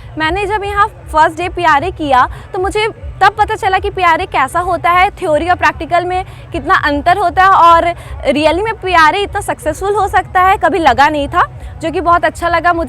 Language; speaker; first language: Hindi; native; Hindi